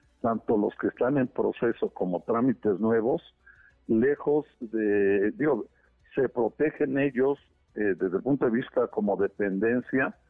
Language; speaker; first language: Spanish; native; Spanish